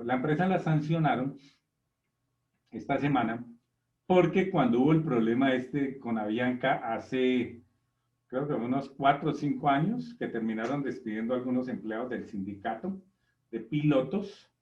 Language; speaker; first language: Spanish; native; Spanish